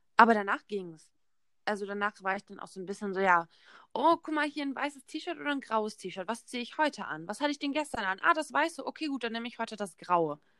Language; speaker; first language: German; native; German